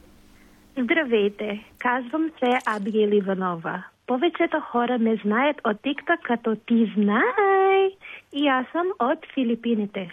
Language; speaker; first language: Bulgarian; non-native, learner; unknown